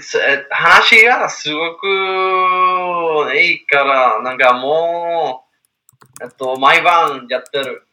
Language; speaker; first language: Japanese; non-native, learner; English